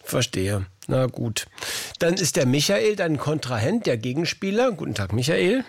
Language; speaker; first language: German; native; German